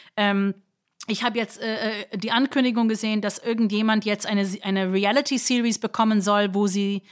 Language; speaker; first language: German; non-native, fluent; English